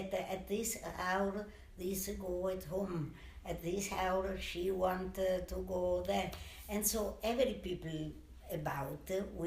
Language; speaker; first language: English; non-native, learner; Italian